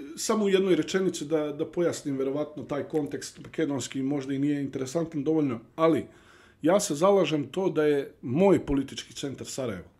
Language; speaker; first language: Bosnian; early bilingual, heritage; Bosnian